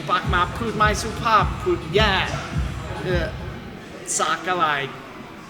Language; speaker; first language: Thai; non-native, learner; English